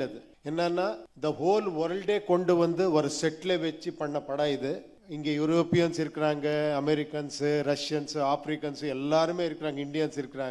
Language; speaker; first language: Tamil; non-native, learner; Kannada